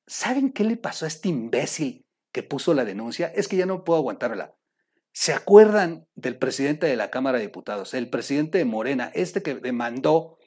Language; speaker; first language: Spanish; native; Spanish